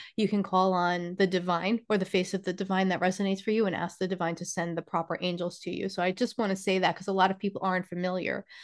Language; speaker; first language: English; native; English